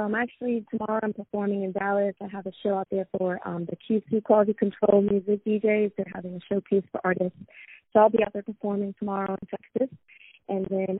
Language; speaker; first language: English; native; English